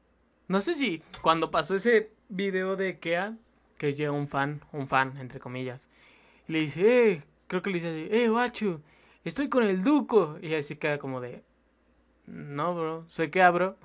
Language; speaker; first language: Spanish; native; Spanish